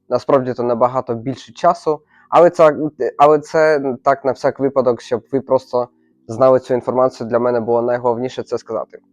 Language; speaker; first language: Ukrainian; native; Ukrainian